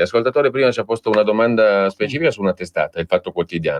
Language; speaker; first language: Italian; native; Italian